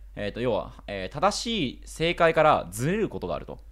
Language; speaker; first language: Japanese; native; Japanese